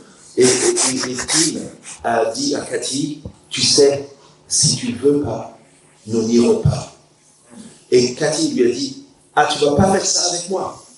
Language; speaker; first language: French; native; French